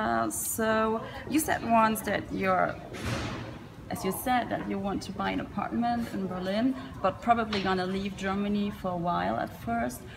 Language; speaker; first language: English; non-native, fluent; German